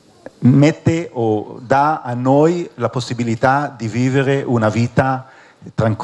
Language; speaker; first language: Italian; non-native, fluent; Hebrew